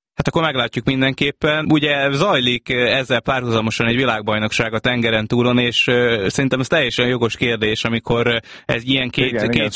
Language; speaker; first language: Hungarian; native; Hungarian